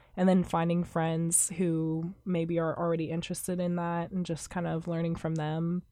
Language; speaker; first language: English; native; English